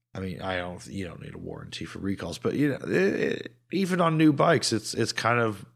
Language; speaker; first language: English; native; English